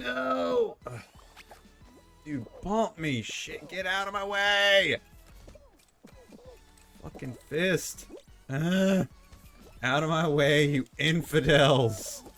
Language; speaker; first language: English; native; English